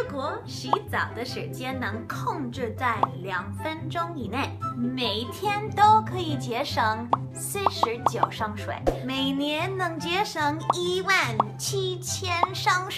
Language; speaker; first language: Chinese; non-native, fluent; English